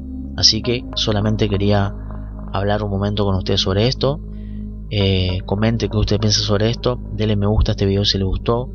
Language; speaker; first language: Spanish; native; Spanish